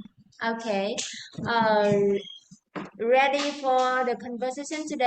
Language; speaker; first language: English; non-native, learner; Vietnamese